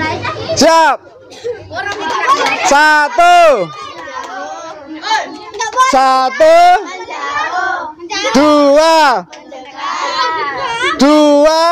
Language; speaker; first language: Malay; non-native, local second language; Javanese